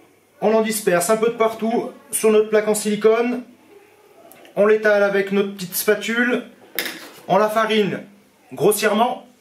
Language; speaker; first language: French; native; French